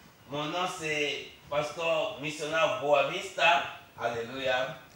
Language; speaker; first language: Portuguese; non-native, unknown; Lingala